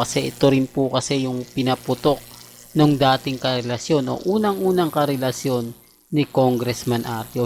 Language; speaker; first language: Filipino; native; Filipino